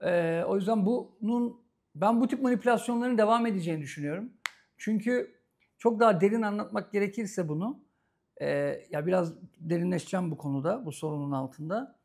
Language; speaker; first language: Turkish; native; Turkish